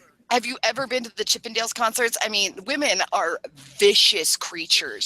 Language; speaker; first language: English; native; English